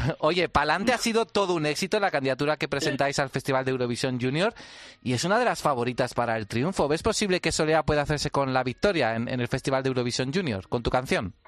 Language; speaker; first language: Spanish; native; Spanish